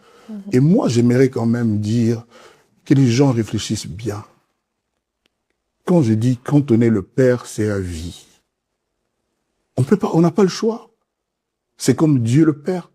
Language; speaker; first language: French; non-native, local second language; Lingala